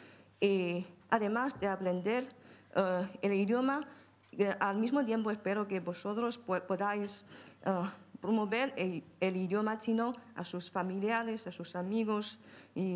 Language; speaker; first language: Spanish; non-native, fluent; Chinese